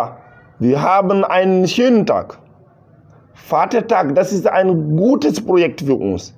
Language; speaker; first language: German; non-native, learner; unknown